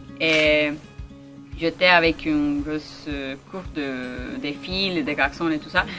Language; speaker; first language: French; non-native, learner; Spanish